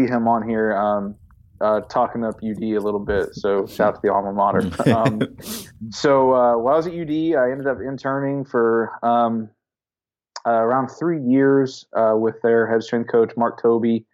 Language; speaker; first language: English; native; English